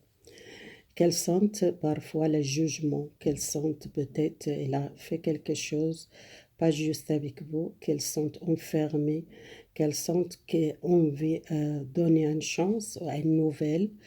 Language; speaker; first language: French; non-native, learner; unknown